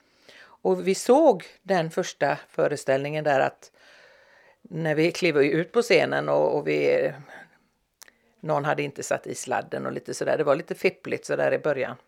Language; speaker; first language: Swedish; native; Swedish